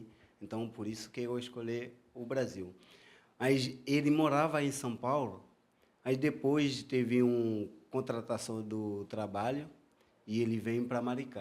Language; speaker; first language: Portuguese; non-native, fluent; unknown